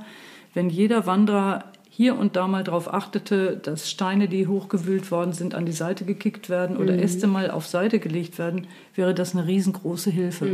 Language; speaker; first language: German; native; German